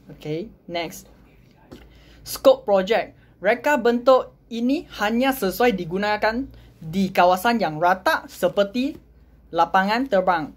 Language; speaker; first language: Malay; non-native, local second language; Chinese